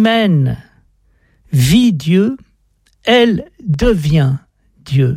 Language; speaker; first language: French; native; French